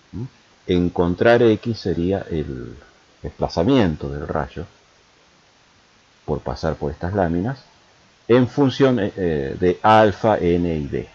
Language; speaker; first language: Spanish; native; Spanish